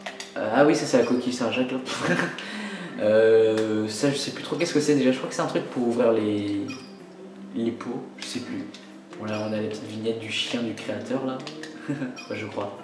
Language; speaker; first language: French; native; French